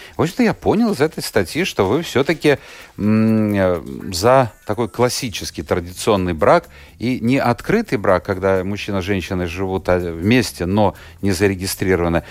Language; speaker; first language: Russian; native; Russian